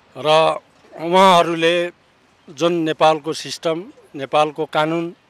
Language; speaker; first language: Nepali; native; Nepali